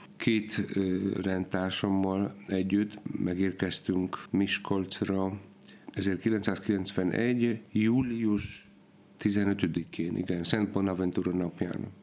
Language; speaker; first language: Hungarian; non-native, fluent; Polish